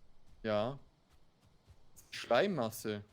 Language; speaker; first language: German; native; German